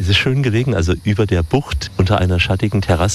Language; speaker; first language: German; native; German